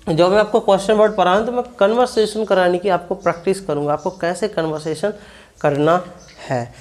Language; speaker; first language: Hindi; non-native, local second language; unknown